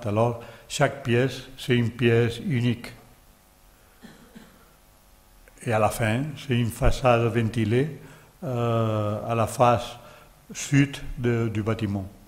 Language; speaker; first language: French; non-native, learner; Catalan